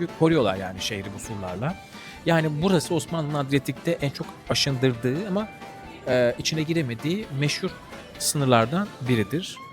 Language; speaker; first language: Turkish; native; Turkish